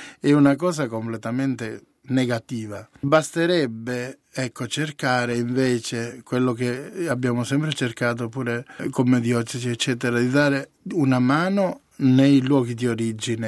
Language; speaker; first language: Italian; native; Italian